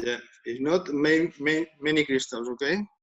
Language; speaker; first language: English; non-native, learner; Spanish